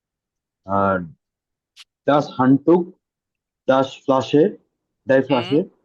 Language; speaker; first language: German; non-native, learner; Bangla